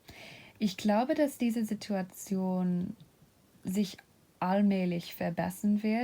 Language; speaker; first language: German; non-native, fluent; English